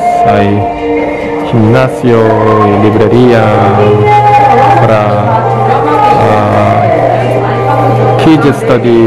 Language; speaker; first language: Spanish; non-native, fluent; Korean